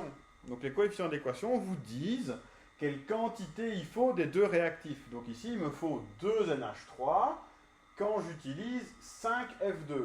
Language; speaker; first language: French; native; French